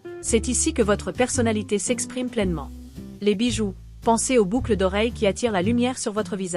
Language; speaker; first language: French; native; French